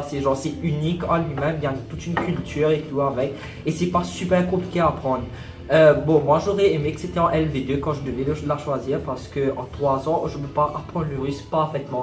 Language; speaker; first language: French; non-native, local second language; Morisyen